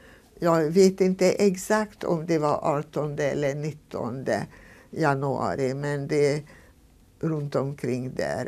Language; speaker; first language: Swedish; non-native, fluent; Hungarian